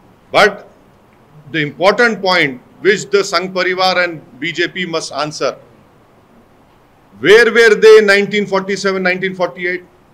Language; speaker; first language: English; non-native, local second language; Urdu